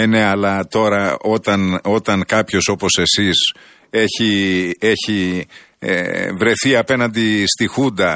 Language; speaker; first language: Greek; native; Greek